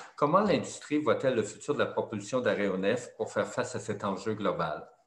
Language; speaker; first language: French; native; French